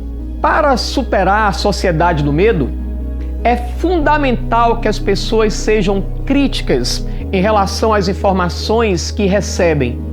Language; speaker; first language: Portuguese; native; Portuguese